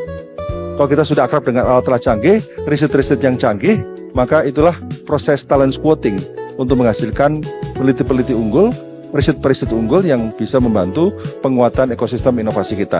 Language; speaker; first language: Indonesian; native; Indonesian